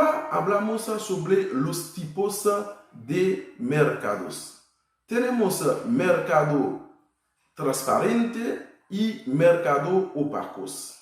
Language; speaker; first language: Spanish; non-native, fluent; Haitian Creole